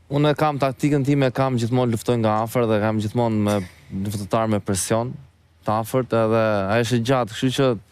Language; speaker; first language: Albanian; native; Albanian